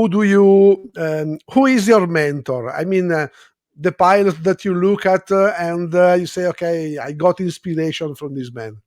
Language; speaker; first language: English; non-native, fluent; Italian